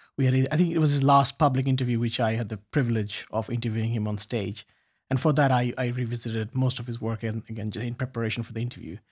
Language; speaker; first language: English; non-native, local second language; Bangla